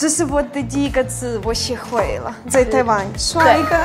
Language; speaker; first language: Chinese; non-native, learner; Ukrainian